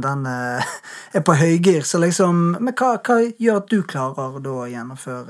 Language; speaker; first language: Norwegian; native; Norwegian